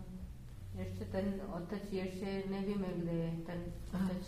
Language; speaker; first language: Czech; non-native, learner; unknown